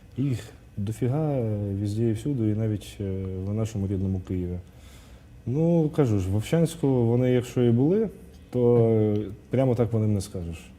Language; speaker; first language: Ukrainian; non-native, local second language; Russian